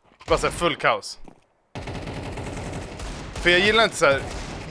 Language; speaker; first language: Swedish; native; Swedish